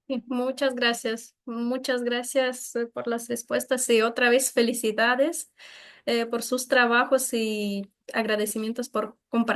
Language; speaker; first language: Spanish; non-native, fluent; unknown